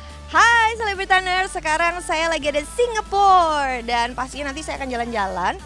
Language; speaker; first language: Indonesian; native; Indonesian